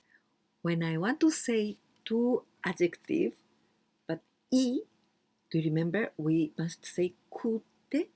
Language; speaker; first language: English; non-native, fluent; Japanese